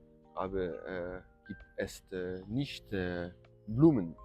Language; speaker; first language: German; non-native, learner; French